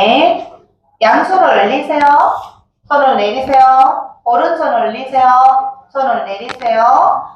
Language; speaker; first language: Korean; non-native, fluent; Nepali